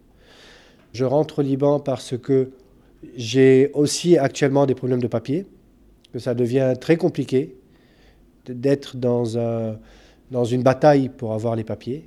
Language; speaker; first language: French; non-native, local second language; Arabic